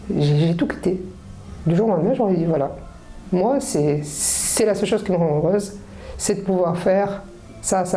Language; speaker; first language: French; early bilingual, other home language; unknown